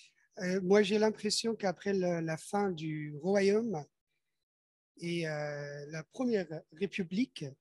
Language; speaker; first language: French; non-native, fluent; Persian